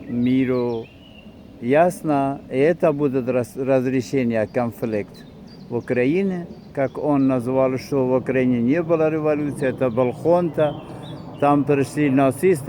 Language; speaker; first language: Russian; non-native, fluent; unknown